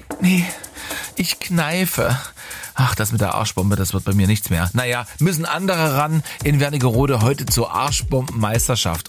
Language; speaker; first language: German; native; German